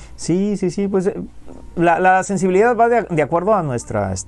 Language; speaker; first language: Spanish; native; Spanish